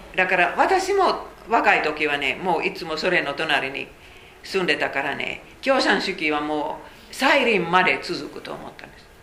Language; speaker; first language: Japanese; non-native, fluent; Finnish